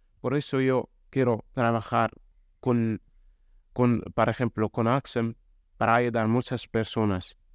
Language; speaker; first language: Spanish; non-native, learner; Arabic